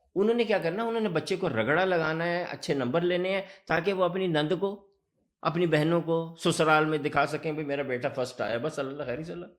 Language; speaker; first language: Urdu; early bilingual, heritage; Urdu